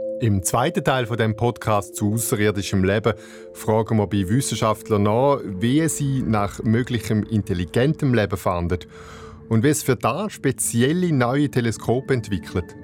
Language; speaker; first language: German; native; German